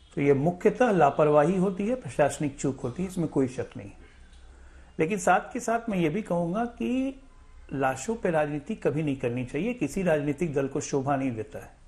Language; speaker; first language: Hindi; native; Hindi